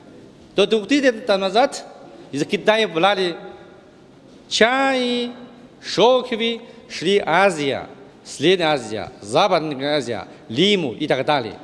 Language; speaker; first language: Russian; non-native, learner; Chinese